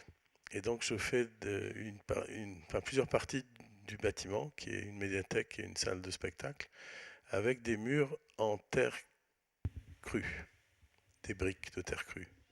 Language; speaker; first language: French; native; French